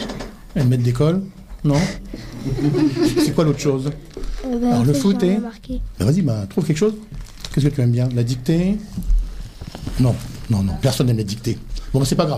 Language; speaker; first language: French; native; French